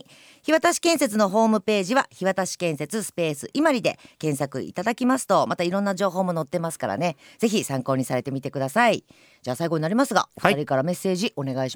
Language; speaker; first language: Japanese; native; Japanese